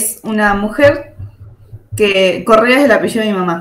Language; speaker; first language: Spanish; native; Spanish